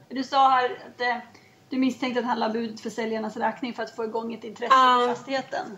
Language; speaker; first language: Swedish; native; Swedish